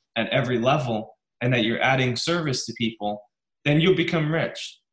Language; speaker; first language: English; native; English